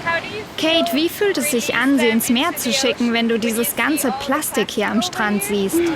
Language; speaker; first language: German; native; German